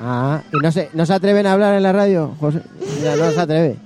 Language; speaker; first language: Spanish; native; Spanish